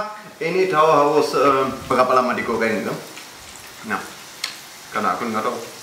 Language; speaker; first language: Indonesian; non-native, fluent; German